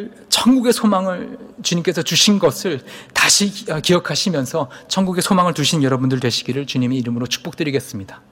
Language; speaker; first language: Korean; native; Korean